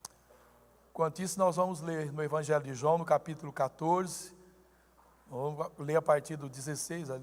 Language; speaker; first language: Portuguese; native; Portuguese